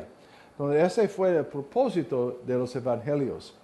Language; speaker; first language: Spanish; non-native, learner; English